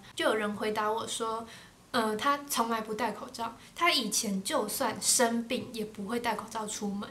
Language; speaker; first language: Chinese; native; Chinese